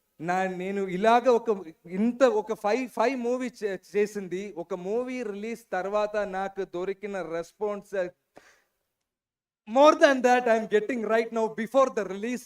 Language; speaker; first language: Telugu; non-native, learner; Malayalam